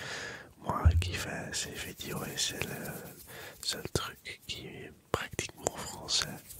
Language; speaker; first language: French; non-native, learner; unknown